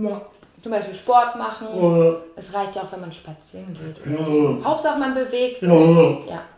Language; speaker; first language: German; native; German